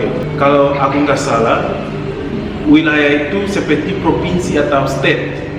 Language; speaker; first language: Indonesian; non-native, fluent; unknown